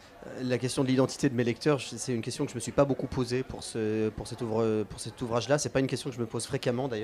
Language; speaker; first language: French; native; French